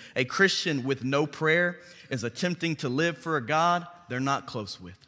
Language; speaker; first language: English; native; English